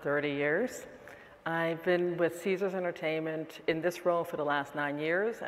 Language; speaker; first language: English; non-native, fluent; Dutch